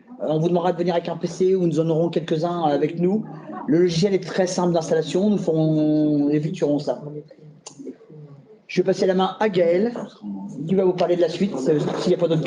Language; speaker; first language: French; native; French